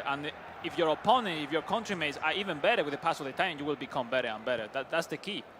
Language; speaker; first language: English; non-native, fluent; Spanish